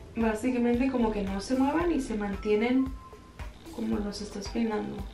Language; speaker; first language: Spanish; early bilingual, heritage; Spanish